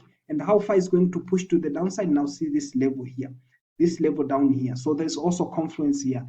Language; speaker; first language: English; non-native, local second language; Swahili